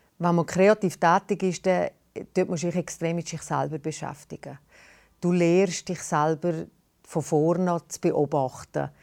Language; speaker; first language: German; native; German